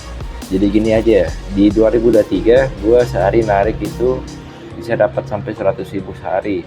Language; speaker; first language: Indonesian; native; Indonesian